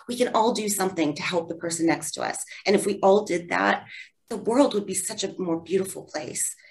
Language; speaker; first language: English; native; English